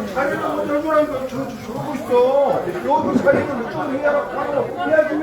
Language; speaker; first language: Korean; native; Korean